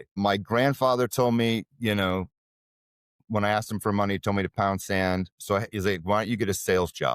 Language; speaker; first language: English; native; English